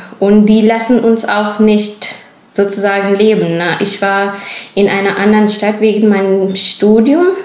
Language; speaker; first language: German; non-native, fluent; Urdu